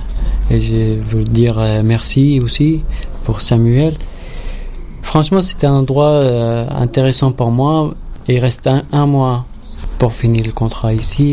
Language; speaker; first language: French; non-native, learner; Arabic